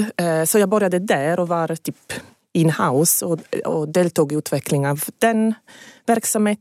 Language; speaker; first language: Swedish; non-native, fluent; Italian